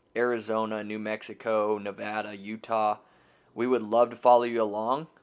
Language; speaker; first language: English; native; English